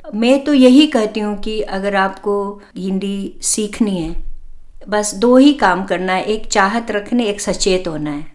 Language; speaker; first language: Hindi; non-native, local second language; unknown